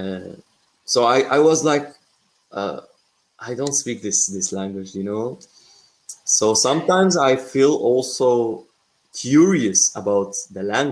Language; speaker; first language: English; non-native, fluent; Arabic